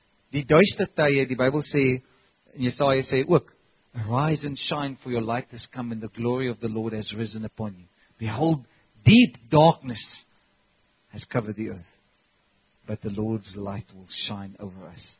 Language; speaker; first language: English; non-native, local second language; Afrikaans